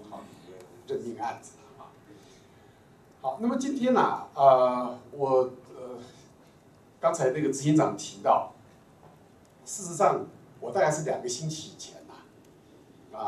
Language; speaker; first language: Chinese; native; Chinese